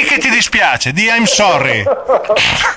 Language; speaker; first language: Italian; native; Italian